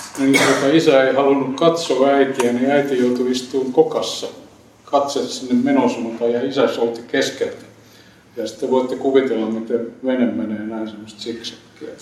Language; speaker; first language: Finnish; native; Finnish